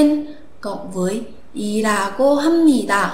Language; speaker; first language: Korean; non-native, fluent; Vietnamese